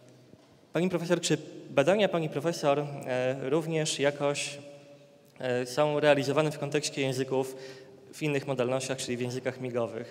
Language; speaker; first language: Polish; native; Polish